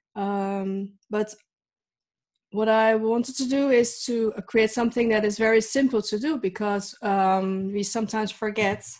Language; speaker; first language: English; early bilingual, other home language; Dutch